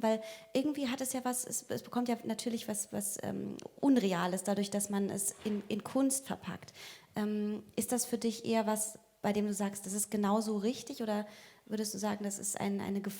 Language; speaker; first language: German; native; German